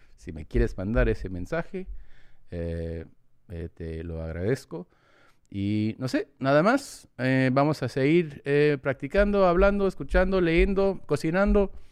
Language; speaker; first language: Spanish; early bilingual, heritage; English